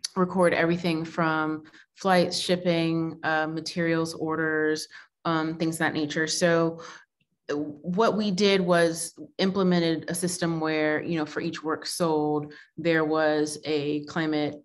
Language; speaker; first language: English; native; English